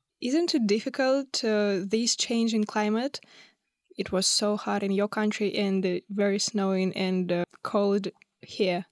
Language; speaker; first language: English; non-native, fluent; Russian